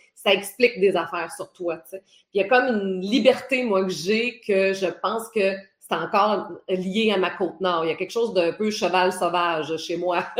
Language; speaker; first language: French; native; French